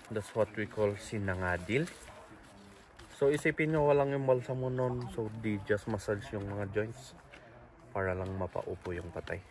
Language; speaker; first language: Filipino; non-native, local second language; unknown